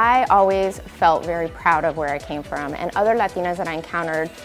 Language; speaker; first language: English; early bilingual, other home language; Spanish